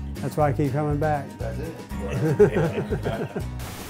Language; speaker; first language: English; native; English